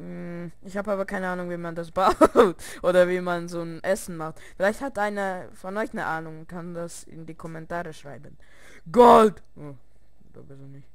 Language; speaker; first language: German; early bilingual, other home language; Russian